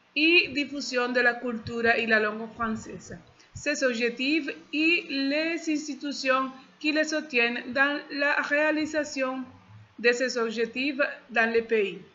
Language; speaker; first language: French; non-native, fluent; Spanish